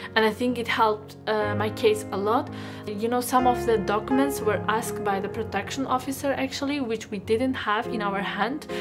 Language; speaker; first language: English; non-native, fluent; Arabic